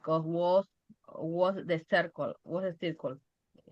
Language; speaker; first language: English; non-native, learner; Spanish